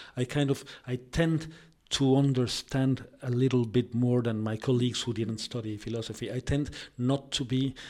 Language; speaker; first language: English; non-native, fluent; Spanish